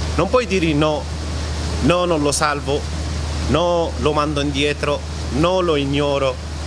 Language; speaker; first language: Italian; early bilingual, other home language; Arabic